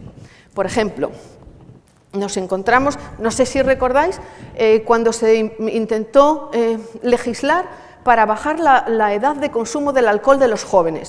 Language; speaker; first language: Spanish; native; Spanish